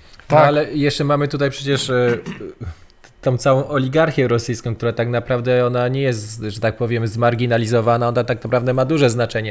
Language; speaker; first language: Polish; native; Polish